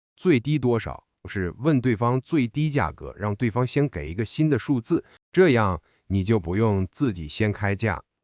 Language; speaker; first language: Chinese; non-native, fluent; English